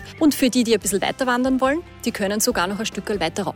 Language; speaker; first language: German; native; German